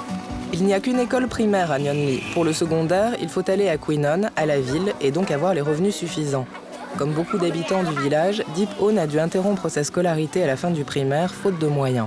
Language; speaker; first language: French; native; French